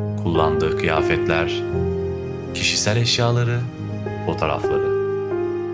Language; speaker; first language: Turkish; native; Turkish